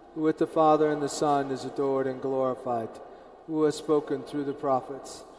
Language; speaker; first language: English; early bilingual, other home language; Spanish